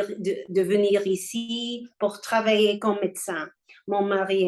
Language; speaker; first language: French; non-native, learner; English